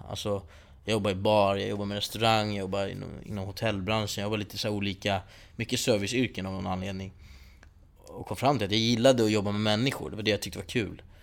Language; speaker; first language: Swedish; early bilingual, other home language; Persian